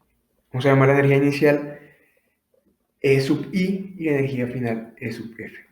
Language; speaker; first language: Spanish; native; Spanish